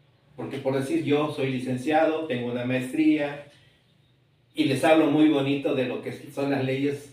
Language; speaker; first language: Spanish; native; Spanish